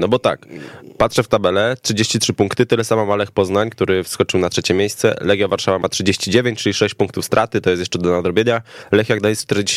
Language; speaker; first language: Polish; native; Polish